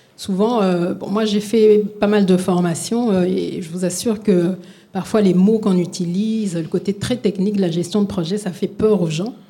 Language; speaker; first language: French; non-native, local second language; Lingala